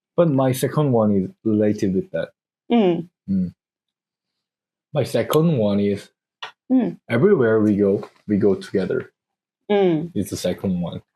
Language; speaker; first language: English; non-native, learner; Korean